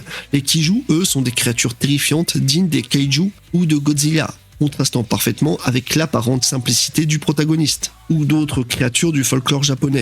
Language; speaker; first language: French; native; French